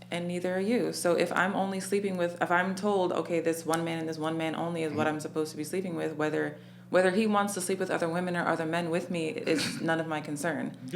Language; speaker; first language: English; native; English